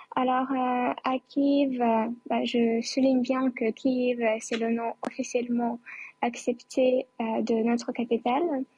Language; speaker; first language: French; non-native, fluent; Ukrainian